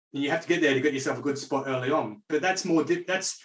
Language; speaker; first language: English; native; English